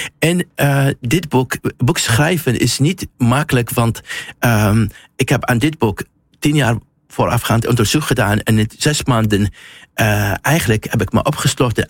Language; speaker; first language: Dutch; non-native, fluent; Arabic